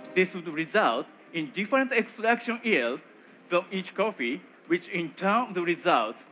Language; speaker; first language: English; non-native, learner; Japanese